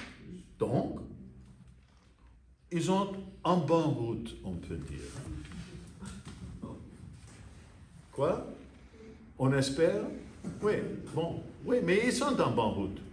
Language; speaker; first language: French; non-native, fluent; English